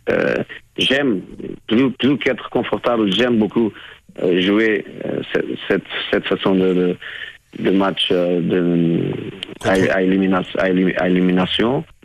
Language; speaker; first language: French; non-native, fluent; Portuguese